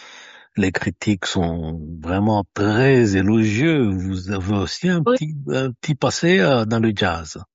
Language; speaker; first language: French; native; French